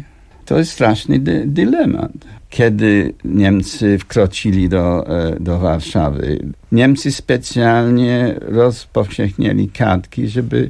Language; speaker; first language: Polish; non-native, fluent; English